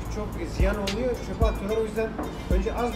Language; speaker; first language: Turkish; native; Turkish